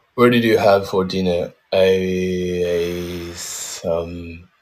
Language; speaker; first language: English; non-native, learner; Japanese